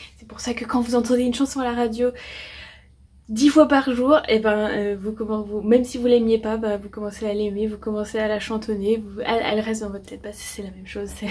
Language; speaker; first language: French; native; French